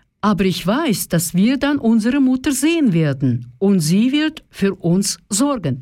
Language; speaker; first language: German; non-native, fluent; Russian